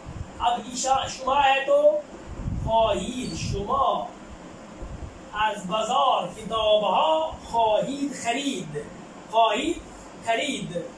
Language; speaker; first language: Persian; non-native, fluent; Urdu